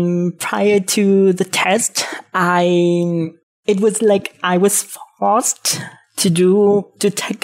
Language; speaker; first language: English; non-native, fluent; Vietnamese